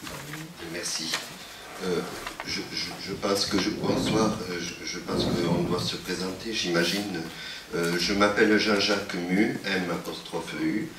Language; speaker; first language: French; native; French